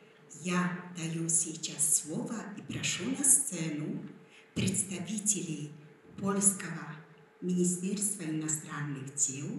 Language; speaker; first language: Russian; non-native, fluent; Polish